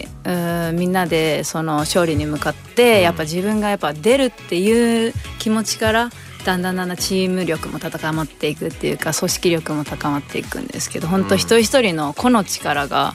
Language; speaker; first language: Japanese; native; Japanese